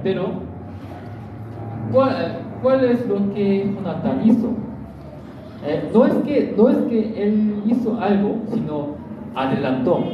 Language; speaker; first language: Spanish; non-native, learner; Korean